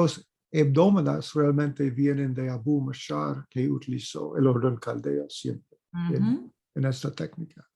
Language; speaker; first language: Spanish; non-native, fluent; English